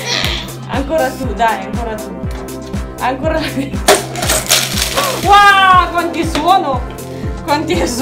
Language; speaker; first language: Italian; non-native, fluent; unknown